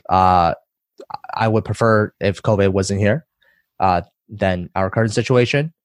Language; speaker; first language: English; early bilingual, other home language; Chinese